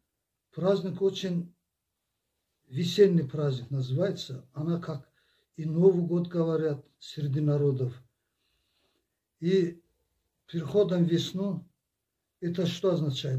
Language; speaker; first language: Russian; non-native, local second language; Azerbaijani